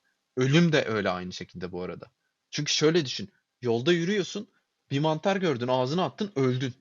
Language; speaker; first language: Turkish; native; Turkish